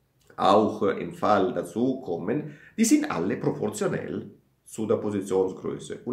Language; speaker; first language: German; non-native, fluent; Italian